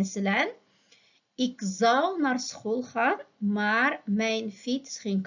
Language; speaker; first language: Dutch; non-native, fluent; Uyghur